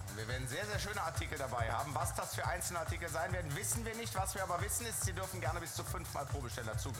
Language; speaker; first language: German; native; German